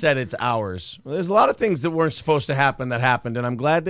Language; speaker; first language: English; native; English